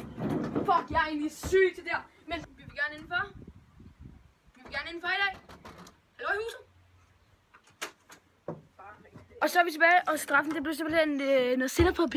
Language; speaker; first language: Danish; native; Danish